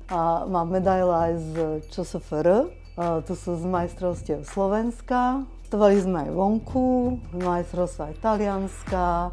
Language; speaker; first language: Slovak; native; Slovak